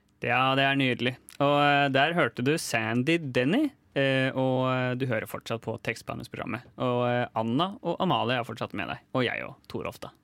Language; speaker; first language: Norwegian; native; Norwegian